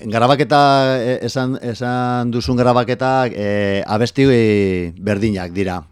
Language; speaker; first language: Basque; non-native, local second language; Spanish